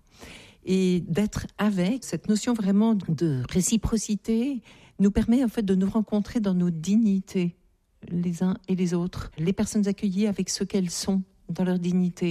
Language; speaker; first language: French; native; French